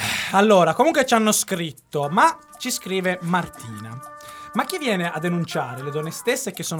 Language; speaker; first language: Italian; native; Italian